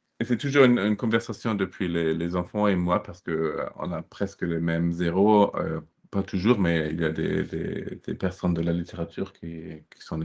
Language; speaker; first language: French; non-native, fluent; German